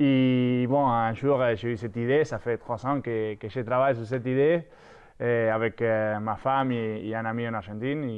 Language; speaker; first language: French; non-native, fluent; Spanish